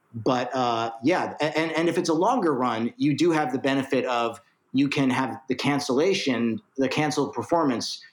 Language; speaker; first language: English; native; English